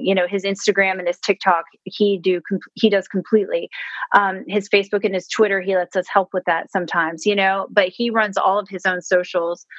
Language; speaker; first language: English; native; English